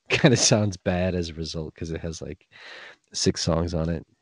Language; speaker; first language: English; native; English